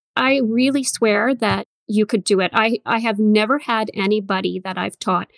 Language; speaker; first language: English; native; English